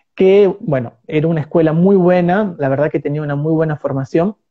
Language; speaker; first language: Spanish; native; Spanish